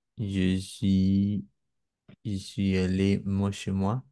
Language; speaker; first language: French; non-native, learner; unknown